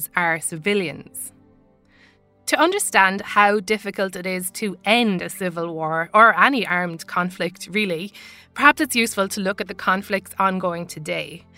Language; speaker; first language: English; native; English